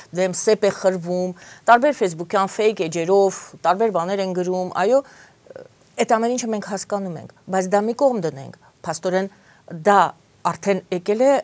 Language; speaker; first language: Armenian; native; Armenian